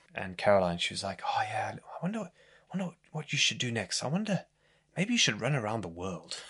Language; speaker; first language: English; native; English